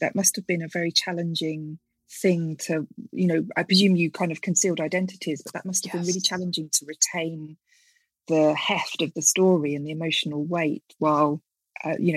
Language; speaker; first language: English; native; English